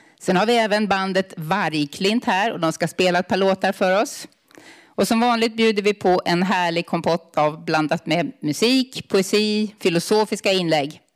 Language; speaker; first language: Swedish; native; Swedish